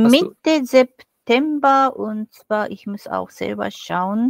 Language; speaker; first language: German; non-native, fluent; Japanese